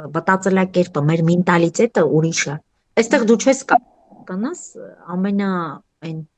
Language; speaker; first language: Armenian; native; Armenian